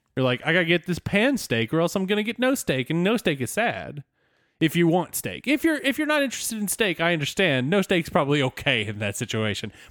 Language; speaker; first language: English; native; English